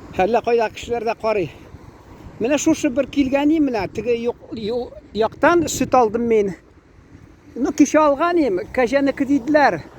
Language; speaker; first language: Tatar; native; Tatar